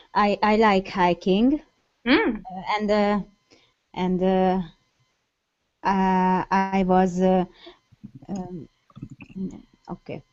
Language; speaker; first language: English; non-native, learner; Hungarian